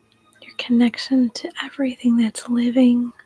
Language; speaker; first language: English; native; English